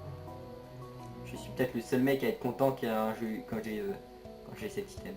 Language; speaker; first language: French; native; French